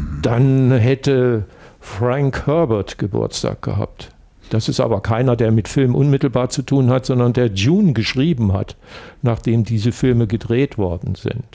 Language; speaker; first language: German; native; German